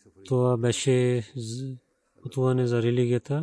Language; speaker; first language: Bulgarian; non-native, learner; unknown